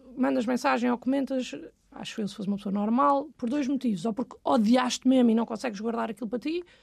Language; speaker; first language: Portuguese; native; Portuguese